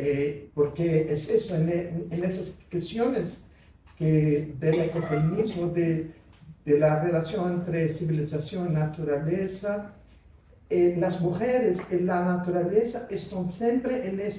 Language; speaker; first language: Spanish; non-native, fluent; Portuguese